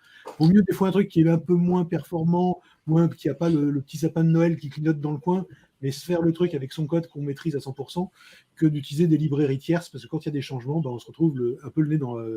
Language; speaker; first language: French; native; French